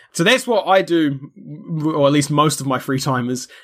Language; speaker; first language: English; native; English